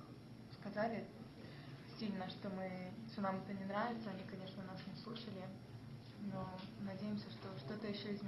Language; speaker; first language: Russian; early bilingual, heritage; Russian